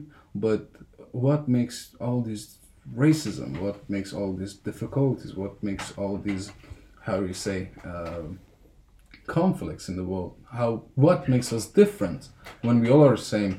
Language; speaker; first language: English; non-native, fluent; Persian